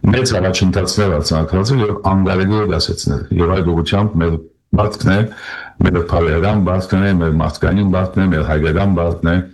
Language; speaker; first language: Armenian; early bilingual, heritage; Armenian